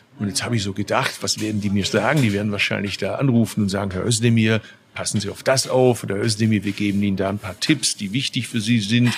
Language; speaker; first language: German; early bilingual, other home language; Turkish